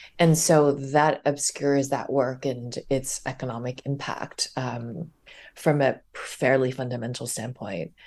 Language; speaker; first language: English; early bilingual, other home language; Chinese